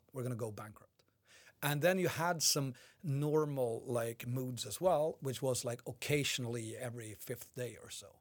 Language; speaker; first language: English; non-native, fluent; Swedish